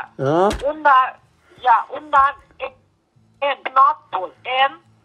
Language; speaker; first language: German; non-native, learner; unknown